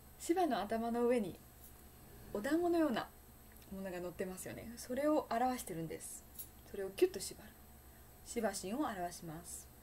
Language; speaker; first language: Japanese; native; Japanese